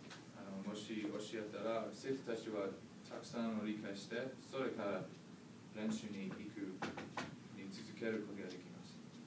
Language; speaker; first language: Japanese; non-native, learner; English